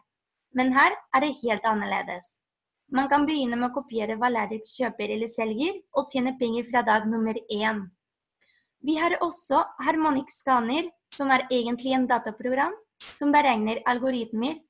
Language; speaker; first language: Norwegian; non-native, fluent; Spanish